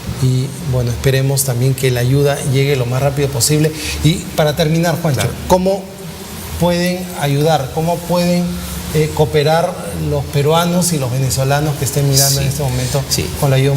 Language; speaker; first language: Spanish; native; Spanish